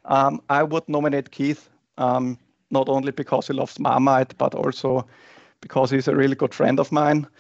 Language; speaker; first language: English; non-native, fluent; German